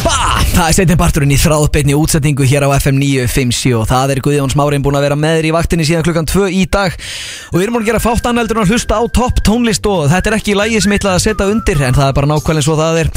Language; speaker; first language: Icelandic; native; Icelandic